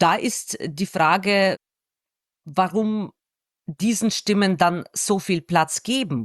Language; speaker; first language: German; non-native, fluent; Russian